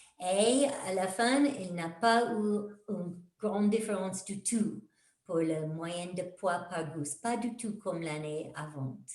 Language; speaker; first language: French; non-native, fluent; English